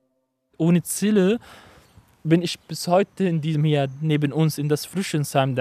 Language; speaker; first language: German; non-native, learner; Arabic